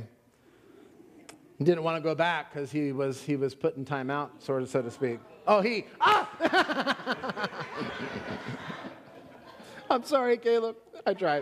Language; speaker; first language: English; native; English